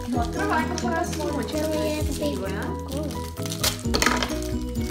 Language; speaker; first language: Russian; native; Russian